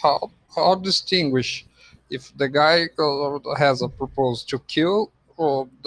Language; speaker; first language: English; non-native, fluent; Portuguese